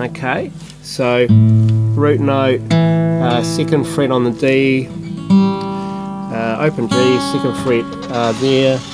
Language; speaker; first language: English; native; English